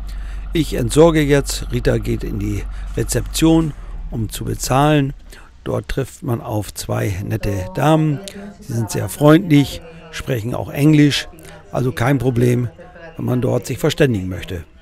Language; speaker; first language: German; native; German